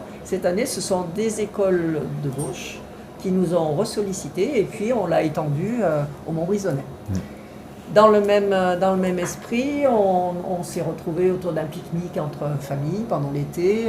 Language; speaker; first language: French; native; French